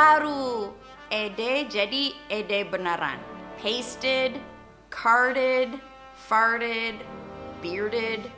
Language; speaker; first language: Indonesian; non-native, fluent; English